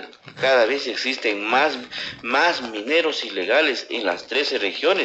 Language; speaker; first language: Spanish; native; Spanish